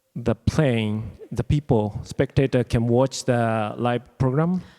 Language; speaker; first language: English; non-native, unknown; Japanese